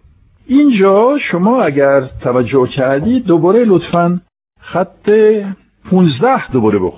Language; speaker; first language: Persian; non-native, fluent; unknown